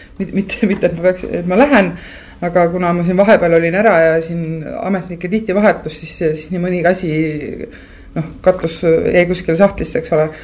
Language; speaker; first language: Estonian; native; Estonian